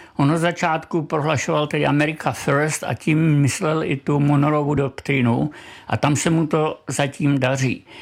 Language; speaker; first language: Czech; native; Czech